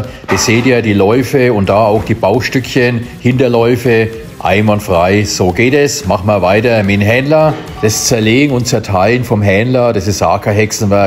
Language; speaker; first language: German; native; German